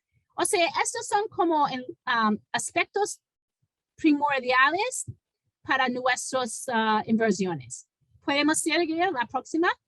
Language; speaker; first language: Spanish; non-native, fluent; English